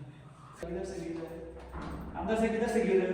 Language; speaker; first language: Hindi; non-native, local second language; Bangla